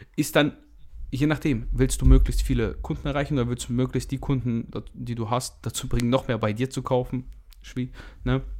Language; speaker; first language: German; early bilingual, other home language; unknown